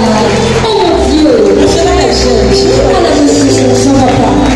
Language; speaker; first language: French; non-native, local second language; Haitian Creole